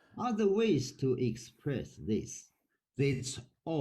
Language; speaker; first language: English; non-native, learner; Chinese